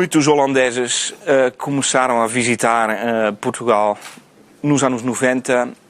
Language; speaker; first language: Portuguese; non-native, fluent; Dutch